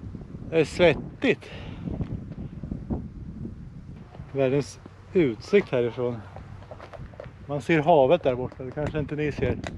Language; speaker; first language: Swedish; native; Swedish